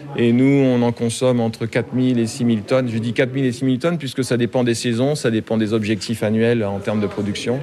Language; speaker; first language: French; native; French